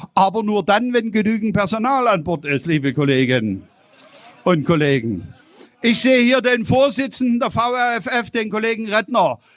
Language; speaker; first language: German; native; German